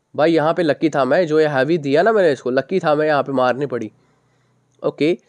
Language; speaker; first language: Hindi; native; Hindi